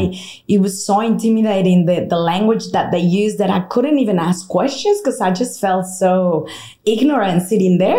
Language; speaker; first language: English; non-native, fluent; Spanish